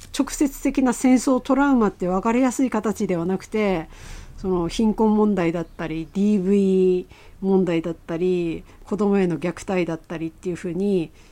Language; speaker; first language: Japanese; native; Japanese